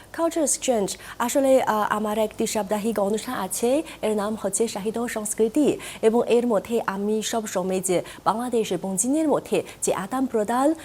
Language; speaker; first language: Bangla; non-native, fluent; Chinese